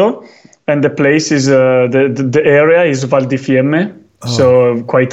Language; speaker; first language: English; non-native, fluent; Italian